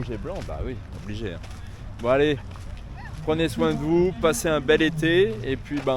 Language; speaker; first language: French; native; French